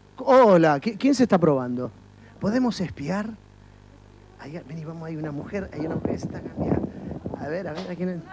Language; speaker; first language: Spanish; native; Spanish